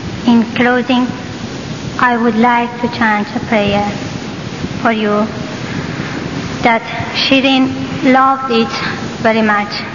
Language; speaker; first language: English; non-native, fluent; Persian